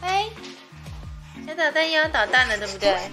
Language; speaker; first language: Chinese; native; Chinese